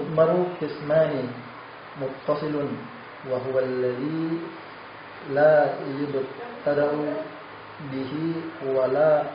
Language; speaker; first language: Arabic; non-native, learner; Indonesian